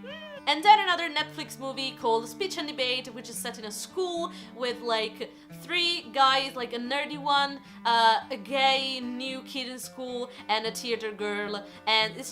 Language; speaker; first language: English; non-native, fluent; Italian